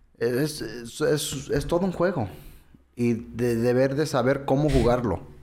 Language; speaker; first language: Spanish; early bilingual, heritage; English